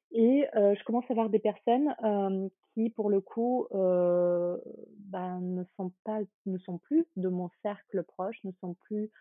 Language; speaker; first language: French; early bilingual, other home language; Ukrainian